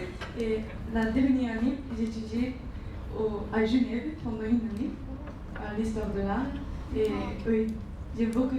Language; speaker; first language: French; non-native, learner; Japanese